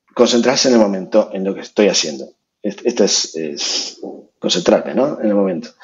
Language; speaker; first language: Spanish; native; Spanish